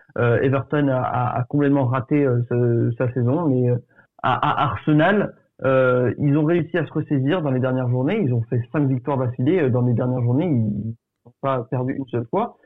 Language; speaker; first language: French; early bilingual, other home language; Portuguese